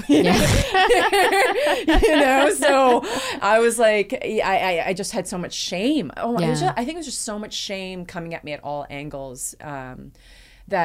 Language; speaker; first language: English; native; English